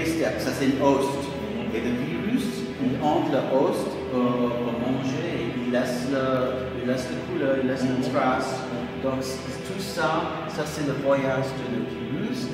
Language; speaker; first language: French; non-native, fluent; English